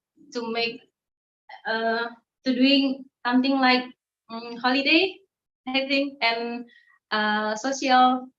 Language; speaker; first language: English; non-native, learner; Indonesian